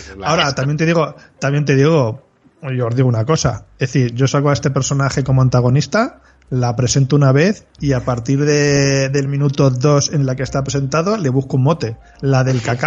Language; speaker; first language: Spanish; native; Spanish